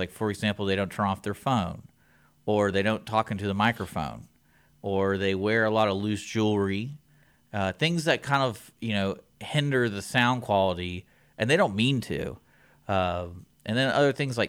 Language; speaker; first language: English; native; English